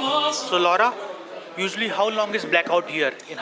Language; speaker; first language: English; non-native, local second language; Hindi